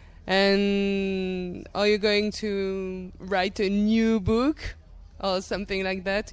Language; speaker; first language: English; non-native, learner; French